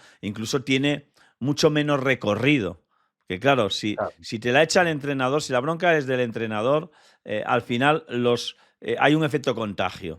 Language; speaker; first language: Spanish; native; Spanish